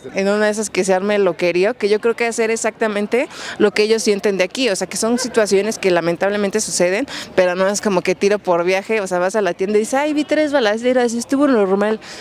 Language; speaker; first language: Spanish; native; Spanish